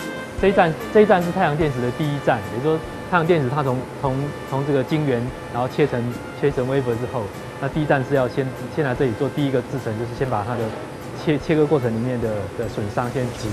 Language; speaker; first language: Chinese; native; Chinese